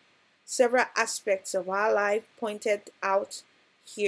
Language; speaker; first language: English; non-native, local second language; Yoruba